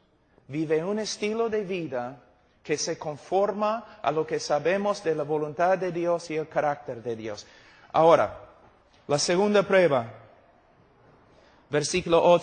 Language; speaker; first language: Spanish; non-native, fluent; English